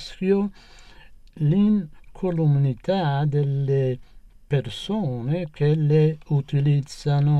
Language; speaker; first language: Italian; non-native, fluent; Persian